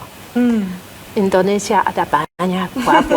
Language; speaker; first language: Indonesian; non-native, learner; French